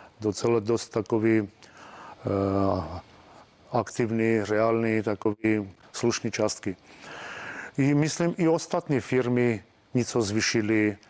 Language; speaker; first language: Czech; non-native, fluent; Armenian